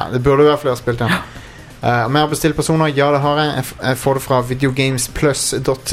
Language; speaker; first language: Norwegian; native; Norwegian